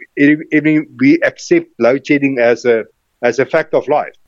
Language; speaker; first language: English; non-native, local second language; Afrikaans